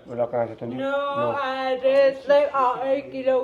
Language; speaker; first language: English; non-native, learner; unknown